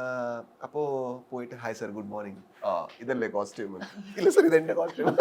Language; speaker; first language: Malayalam; non-native, learner; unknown